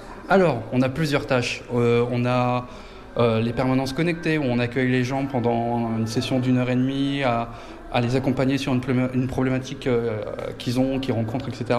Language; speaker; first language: French; native; French